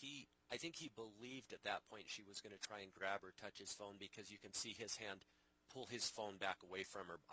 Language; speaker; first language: English; native; English